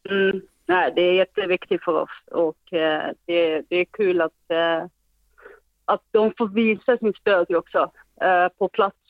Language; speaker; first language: Swedish; non-native, fluent; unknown